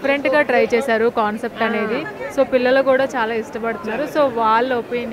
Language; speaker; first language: Telugu; native; Telugu